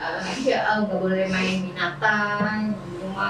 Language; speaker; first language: Indonesian; native; Indonesian